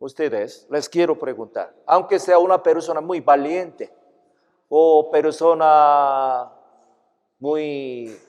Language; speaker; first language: Spanish; non-native, fluent; Korean